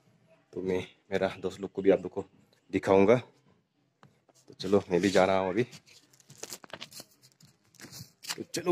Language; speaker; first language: Hindi; non-native, local second language; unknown